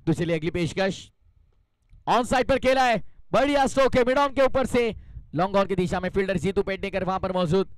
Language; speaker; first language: Hindi; non-native, local second language; Marathi